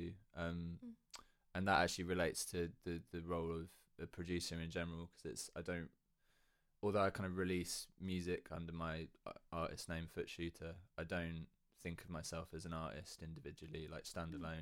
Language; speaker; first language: English; native; English